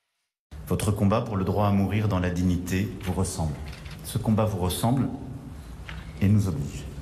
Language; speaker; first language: French; native; French